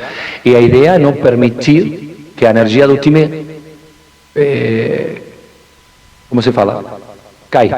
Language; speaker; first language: Portuguese; non-native, fluent; Spanish